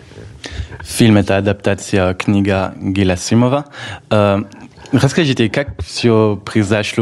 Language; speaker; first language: Russian; non-native, fluent; French